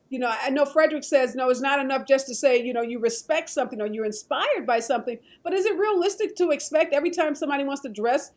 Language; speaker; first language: English; native; English